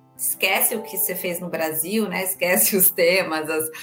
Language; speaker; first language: Portuguese; non-native, fluent; German